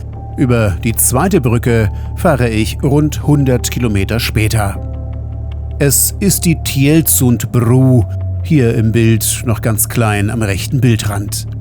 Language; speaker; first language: German; native; German